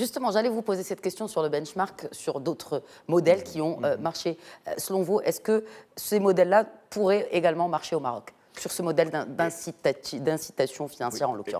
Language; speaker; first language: French; non-native, local second language; Arabic